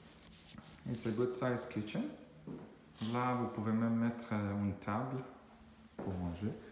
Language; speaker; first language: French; non-native, fluent; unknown